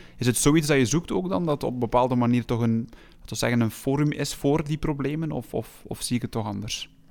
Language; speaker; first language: Dutch; native; Dutch